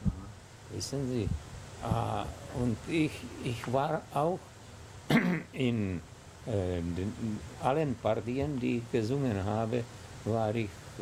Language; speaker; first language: German; non-native, fluent; Czech